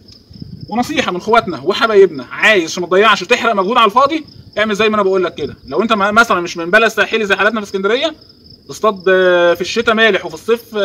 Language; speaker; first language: Arabic; native; Arabic